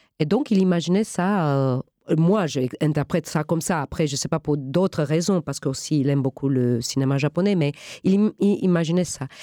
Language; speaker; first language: French; non-native, fluent; Romanian